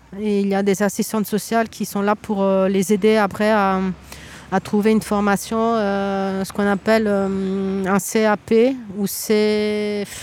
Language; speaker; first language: French; native; French